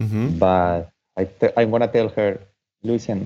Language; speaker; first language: English; non-native, fluent; Spanish